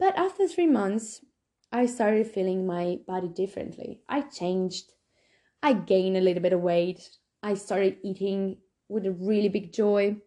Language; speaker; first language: English; non-native, fluent; Slovenian